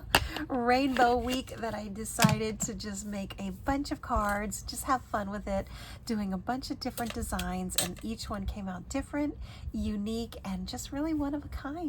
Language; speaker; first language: English; native; English